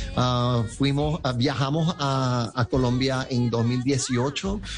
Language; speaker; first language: Spanish; early bilingual, heritage; Spanish